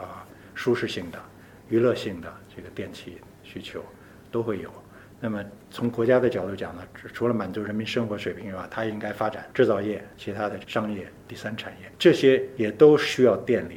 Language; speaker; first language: Chinese; native; Chinese